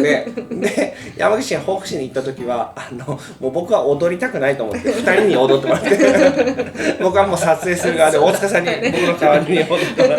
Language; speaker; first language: Japanese; native; Japanese